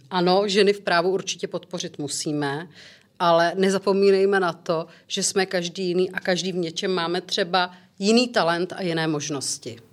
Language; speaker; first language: Czech; native; Czech